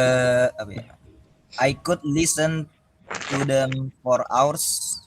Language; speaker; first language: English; non-native, learner; Indonesian